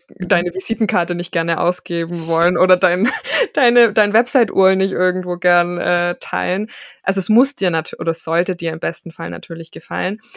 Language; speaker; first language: German; native; German